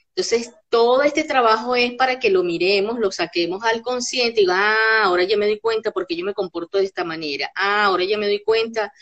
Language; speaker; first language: Spanish; native; Spanish